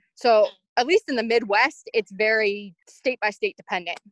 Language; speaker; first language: English; native; English